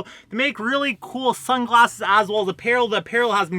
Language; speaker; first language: English; native; English